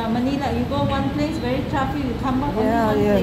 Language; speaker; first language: English; non-native, local second language; Min Nan Chinese